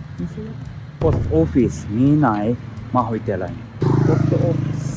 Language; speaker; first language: Thai; non-native, learner; Japanese